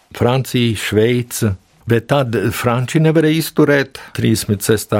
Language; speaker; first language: Latvian; early bilingual, heritage; Latvian